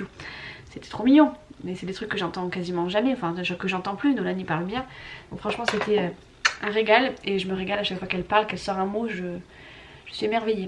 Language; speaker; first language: French; native; French